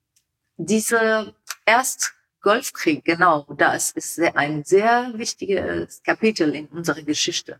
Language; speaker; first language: German; non-native, learner; Persian